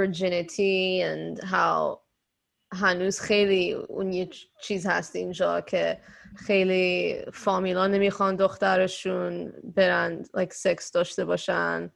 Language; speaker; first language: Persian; early bilingual, heritage; Persian